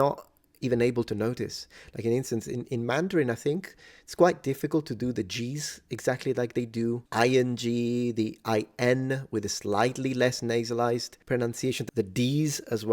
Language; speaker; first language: English; non-native, fluent; Italian